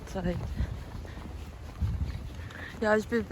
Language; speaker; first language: German; non-native, learner; Korean